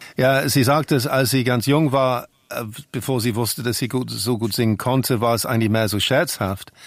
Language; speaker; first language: German; non-native, fluent; English